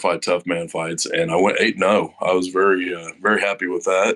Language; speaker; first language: English; native; English